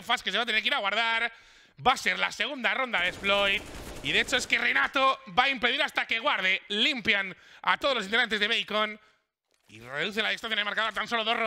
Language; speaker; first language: Spanish; native; Spanish